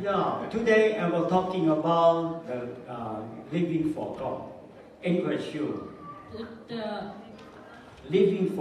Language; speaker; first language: English; non-native, learner; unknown